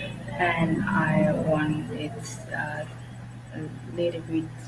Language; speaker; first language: English; non-native, learner; Vietnamese